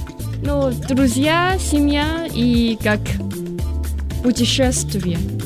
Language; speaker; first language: Russian; non-native, learner; Chinese